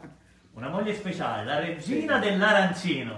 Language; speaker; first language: Italian; native; Italian